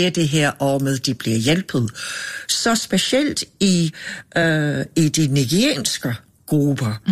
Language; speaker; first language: Danish; non-native, fluent; English